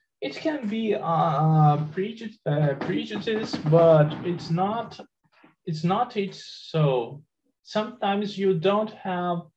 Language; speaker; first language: English; non-native, learner; Portuguese